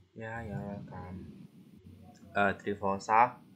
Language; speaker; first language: English; non-native, learner; Indonesian